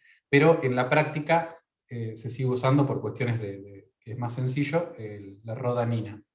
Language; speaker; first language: Spanish; native; Spanish